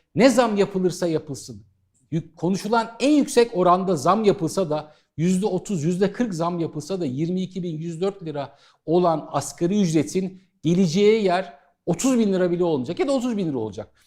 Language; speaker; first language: Turkish; native; Turkish